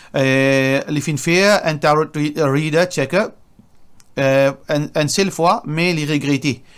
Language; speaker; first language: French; non-native, local second language; Morisyen